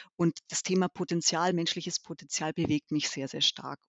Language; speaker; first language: German; early bilingual, other home language; Albanian